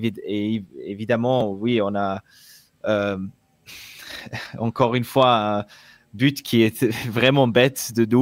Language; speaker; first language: French; non-native, local second language; German